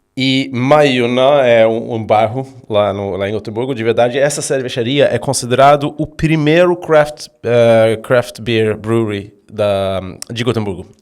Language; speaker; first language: Portuguese; non-native, fluent; Swedish